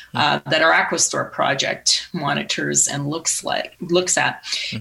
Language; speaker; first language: English; native; English